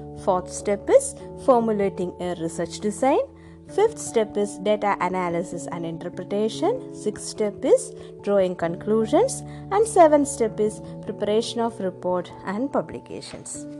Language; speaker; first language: English; non-native, local second language; Malayalam